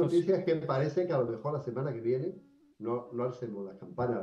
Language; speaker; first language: Spanish; native; Spanish